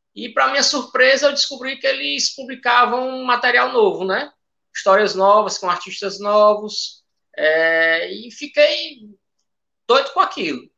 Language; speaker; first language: Portuguese; native; Portuguese